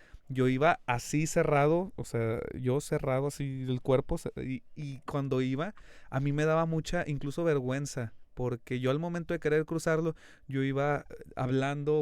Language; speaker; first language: Spanish; native; Spanish